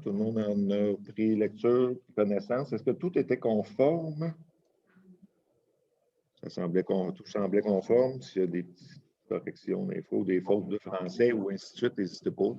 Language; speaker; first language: French; native; French